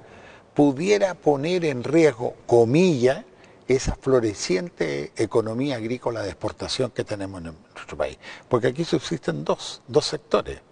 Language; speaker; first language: Spanish; native; Spanish